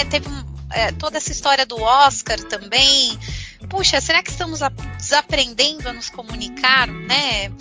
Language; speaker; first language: Portuguese; native; Portuguese